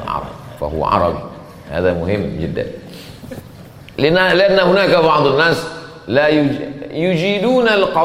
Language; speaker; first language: Arabic; non-native, fluent; Indonesian